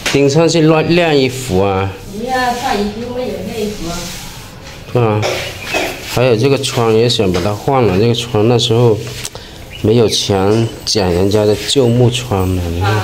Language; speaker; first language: Chinese; native; Chinese